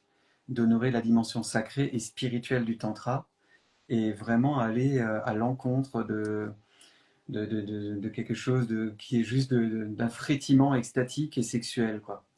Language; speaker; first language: French; native; French